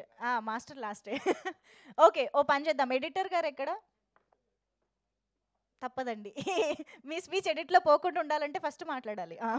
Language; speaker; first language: Telugu; native; Telugu